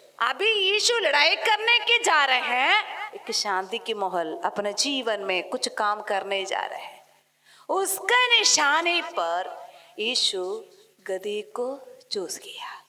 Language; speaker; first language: Hindi; non-native, local second language; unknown